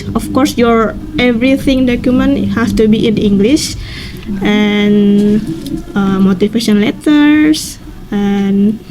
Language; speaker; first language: English; non-native, learner; Indonesian